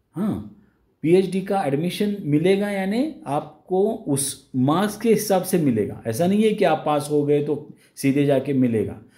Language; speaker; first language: Hindi; non-native, local second language; Marathi